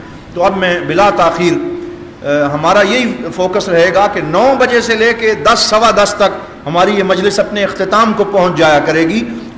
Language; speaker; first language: Urdu; native; Urdu